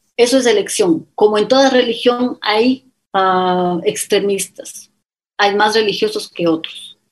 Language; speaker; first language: Spanish; native; Spanish